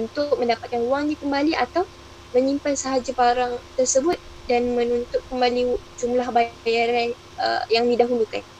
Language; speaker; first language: Malay; native; Malay